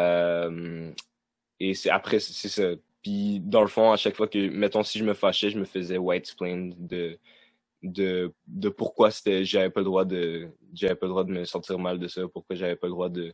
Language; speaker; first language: French; native; French